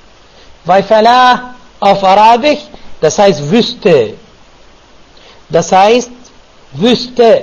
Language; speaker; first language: German; non-native, fluent; Arabic